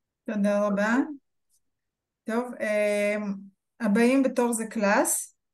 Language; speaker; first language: Hebrew; native; Hebrew